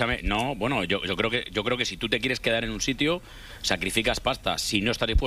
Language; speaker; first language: Spanish; native; Spanish